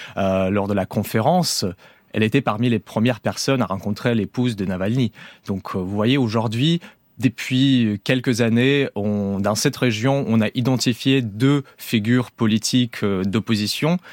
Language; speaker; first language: French; non-native, fluent; Russian